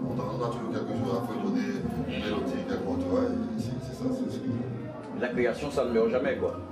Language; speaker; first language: French; native; French